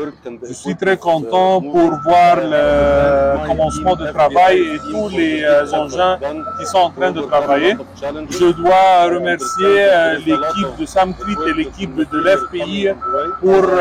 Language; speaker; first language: French; non-native, learner; Arabic